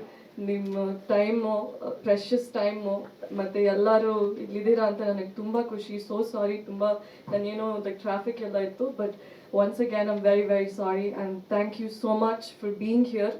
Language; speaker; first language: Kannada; early bilingual, heritage; Kannada